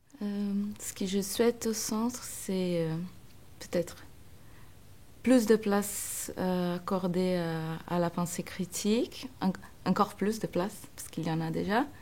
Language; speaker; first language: French; non-native, fluent; Portuguese